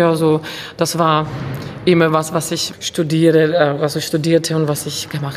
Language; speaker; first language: German; non-native, fluent; Czech